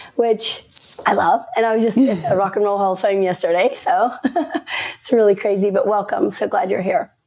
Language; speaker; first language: English; native; English